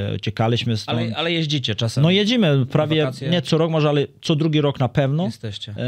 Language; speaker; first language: Polish; non-native, fluent; Serbian